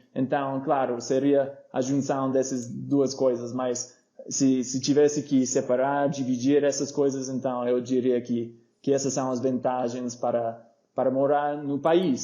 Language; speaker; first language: Portuguese; non-native, fluent; English